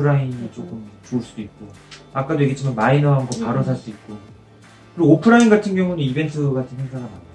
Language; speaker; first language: Korean; native; Korean